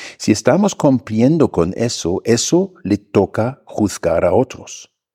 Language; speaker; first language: Spanish; non-native, fluent; German